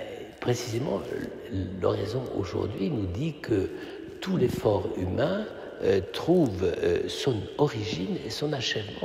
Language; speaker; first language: French; native; French